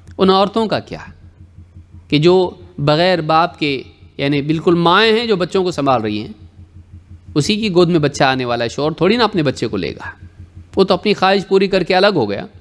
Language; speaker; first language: Urdu; native; Urdu